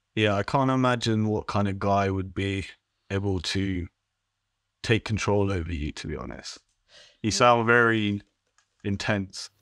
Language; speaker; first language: English; native; English